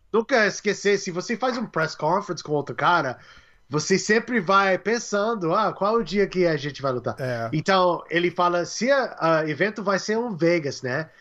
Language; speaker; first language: Portuguese; non-native, learner; English